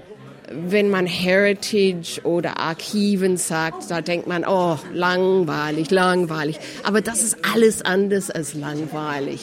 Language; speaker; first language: German; early bilingual, heritage; German